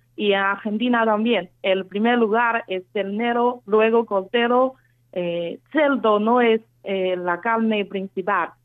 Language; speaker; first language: Spanish; non-native, fluent; Chinese